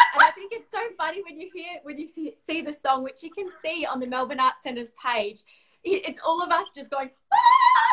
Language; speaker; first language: English; native; English